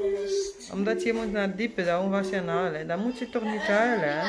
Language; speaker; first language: Dutch; non-native, fluent; Lingala